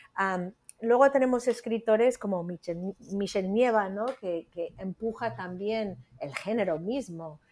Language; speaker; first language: Spanish; non-native, fluent; English